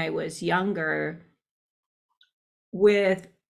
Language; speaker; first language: English; native; English